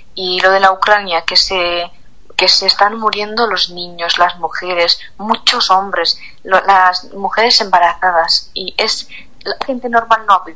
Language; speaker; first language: Spanish; non-native, fluent; Ukrainian